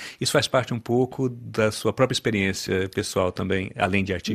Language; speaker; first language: Portuguese; native; Portuguese